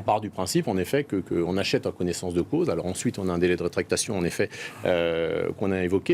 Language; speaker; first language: French; native; French